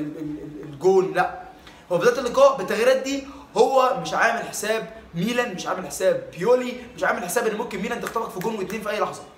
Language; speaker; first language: Arabic; native; Arabic